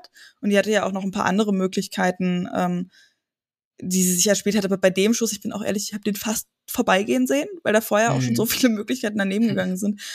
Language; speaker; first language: German; native; German